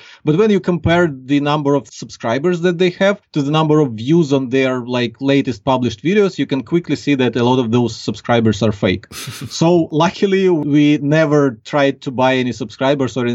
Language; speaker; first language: English; non-native, fluent; Ukrainian